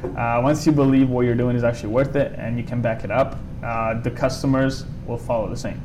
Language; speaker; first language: English; non-native, fluent; Italian